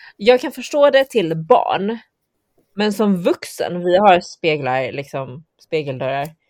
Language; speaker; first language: Swedish; early bilingual, heritage; Chinese